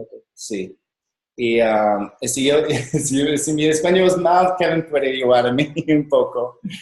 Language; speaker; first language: Spanish; non-native, learner; English